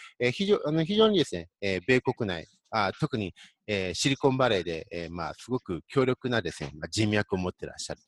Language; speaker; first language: Japanese; native; Japanese